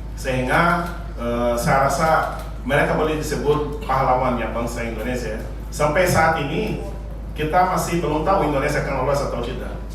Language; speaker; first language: Indonesian; non-native, fluent; Portuguese